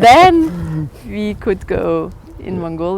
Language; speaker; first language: English; non-native, learner; German